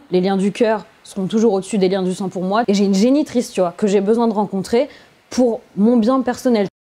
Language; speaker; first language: French; native; French